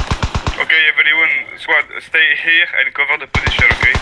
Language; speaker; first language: English; non-native, learner; French